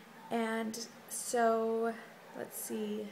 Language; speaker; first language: English; native; English